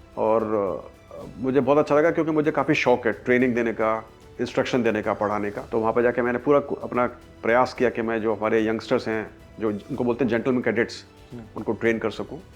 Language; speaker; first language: Hindi; native; Hindi